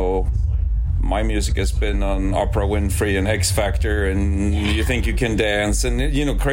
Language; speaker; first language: English; non-native, fluent; Swedish